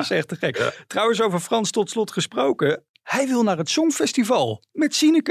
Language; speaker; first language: Dutch; native; Dutch